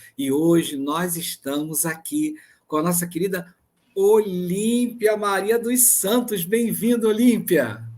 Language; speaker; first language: Portuguese; native; Portuguese